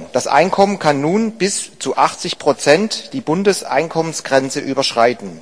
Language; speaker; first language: German; native; German